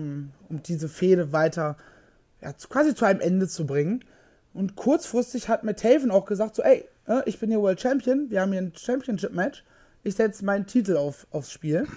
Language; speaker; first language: German; native; German